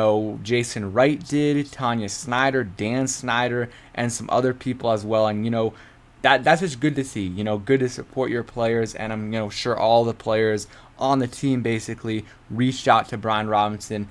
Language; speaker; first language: English; native; English